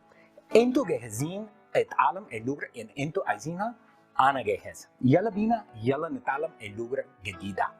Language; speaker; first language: Arabic; non-native, learner; English